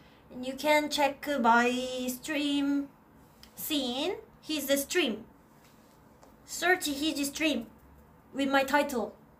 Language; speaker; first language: English; non-native, learner; Korean